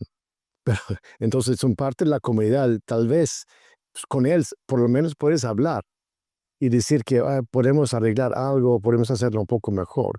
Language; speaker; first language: Spanish; non-native, fluent; Swedish